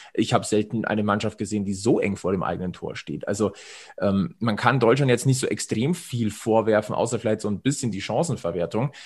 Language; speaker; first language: German; native; German